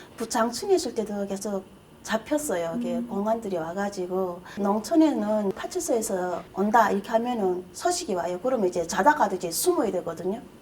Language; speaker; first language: Korean; native; Korean